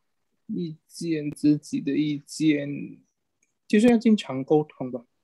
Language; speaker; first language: Chinese; non-native, fluent; Indonesian